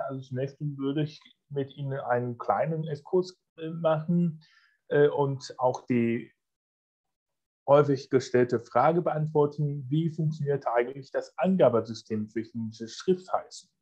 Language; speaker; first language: German; non-native, fluent; Chinese